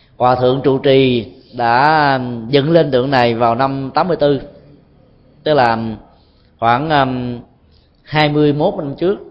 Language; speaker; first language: Vietnamese; native; Vietnamese